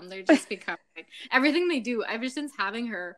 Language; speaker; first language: English; non-native, fluent; French